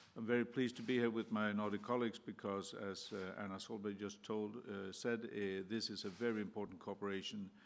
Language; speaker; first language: English; non-native, fluent; Swedish